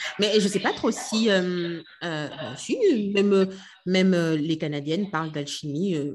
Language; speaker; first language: French; non-native, local second language; Lingala